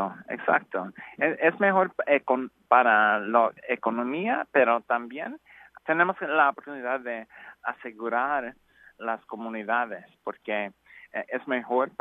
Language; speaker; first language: Spanish; non-native, learner; English